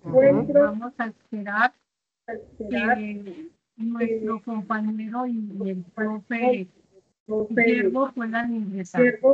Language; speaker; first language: Spanish; native; Spanish